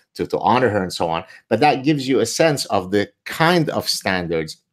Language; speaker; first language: English; early bilingual, other home language; Arabic